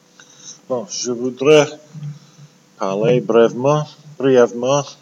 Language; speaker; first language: French; non-native, local second language; English